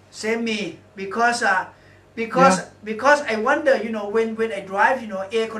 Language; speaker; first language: English; non-native, learner; Thai